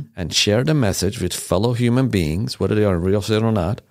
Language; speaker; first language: English; non-native, fluent; Persian